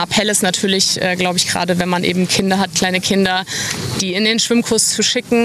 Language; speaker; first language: German; native; German